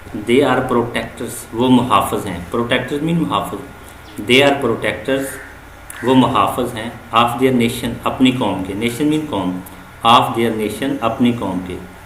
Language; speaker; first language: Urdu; non-native, local second language; Punjabi